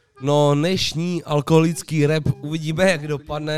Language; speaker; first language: Czech; native; Czech